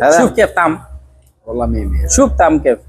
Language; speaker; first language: Arabic; non-native, learner; Bangla